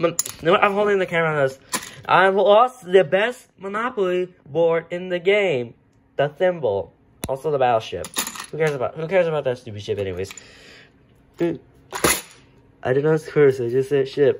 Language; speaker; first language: English; native; English